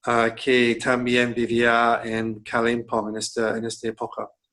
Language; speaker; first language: Spanish; non-native, fluent; English